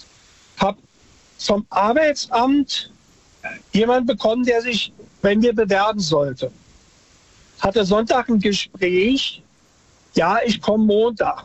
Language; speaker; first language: German; native; German